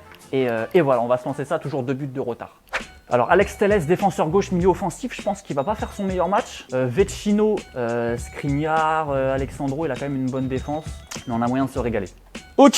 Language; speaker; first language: French; native; French